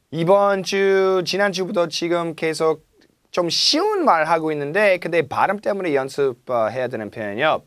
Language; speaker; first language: Korean; non-native, fluent; English